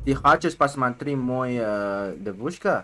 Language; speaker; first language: Russian; non-native, learner; Indonesian